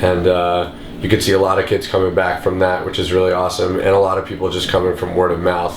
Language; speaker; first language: English; native; English